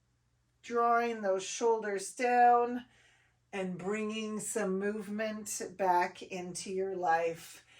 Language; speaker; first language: English; native; English